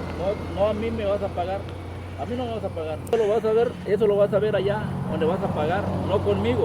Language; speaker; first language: Spanish; native; Spanish